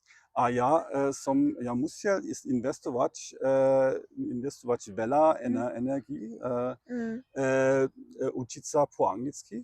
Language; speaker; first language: Slovak; non-native, learner; German